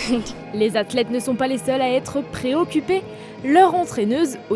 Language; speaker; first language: French; native; French